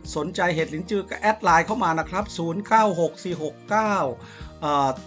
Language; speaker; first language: Thai; native; Thai